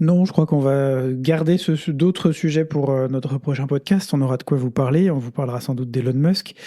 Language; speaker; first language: French; native; French